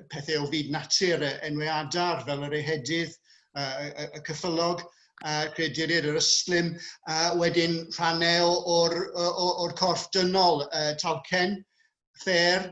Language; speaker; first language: Welsh; non-native, fluent; English